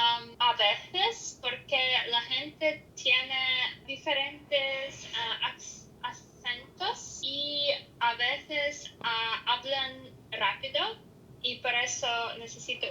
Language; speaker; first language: Spanish; non-native, learner; German